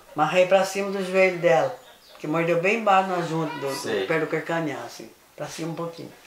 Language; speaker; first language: Portuguese; native; Portuguese